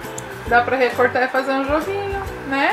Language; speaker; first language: Portuguese; native; Portuguese